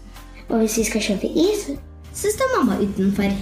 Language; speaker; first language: Norwegian; early bilingual, heritage; Norwegian